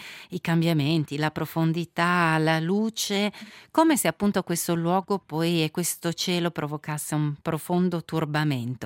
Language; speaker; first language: Italian; native; Italian